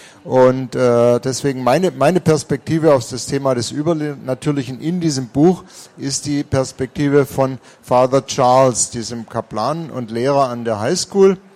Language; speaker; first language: German; native; German